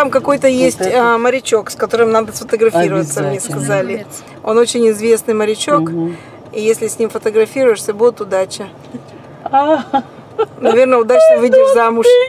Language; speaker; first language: Russian; native; Russian